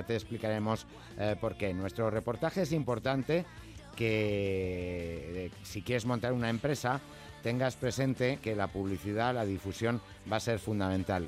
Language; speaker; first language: Spanish; native; Spanish